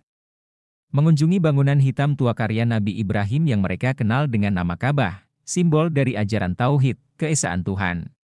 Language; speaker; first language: Indonesian; native; Indonesian